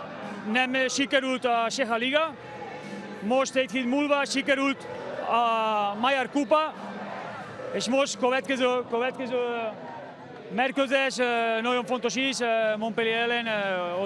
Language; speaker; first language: Hungarian; non-native, learner; Spanish